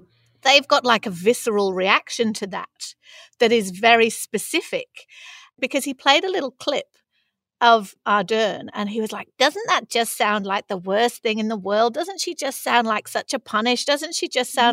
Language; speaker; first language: English; native; English